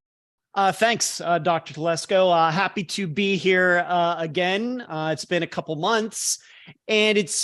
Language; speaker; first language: English; native; English